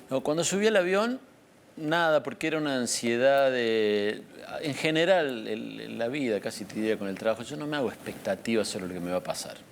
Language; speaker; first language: Spanish; native; Spanish